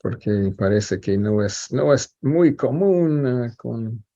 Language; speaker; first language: Spanish; non-native, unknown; English